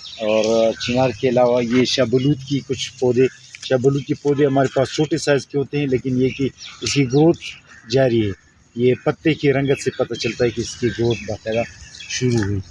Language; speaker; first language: Urdu; non-native, local second language; Pashto